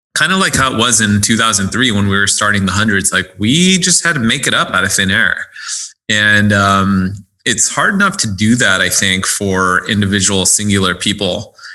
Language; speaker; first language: English; native; English